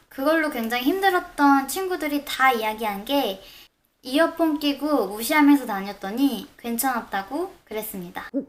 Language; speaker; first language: Korean; native; Korean